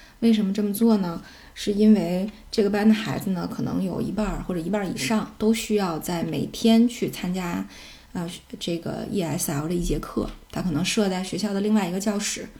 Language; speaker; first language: Chinese; native; Chinese